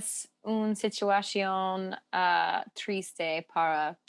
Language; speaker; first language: Spanish; non-native, learner; English